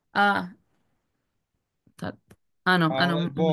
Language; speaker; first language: Slovak; non-native, learner; English